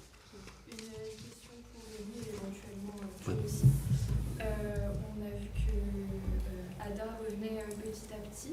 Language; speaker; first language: French; native; French